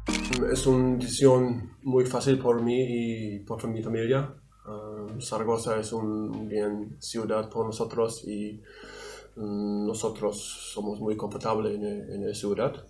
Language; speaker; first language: Spanish; non-native, learner; German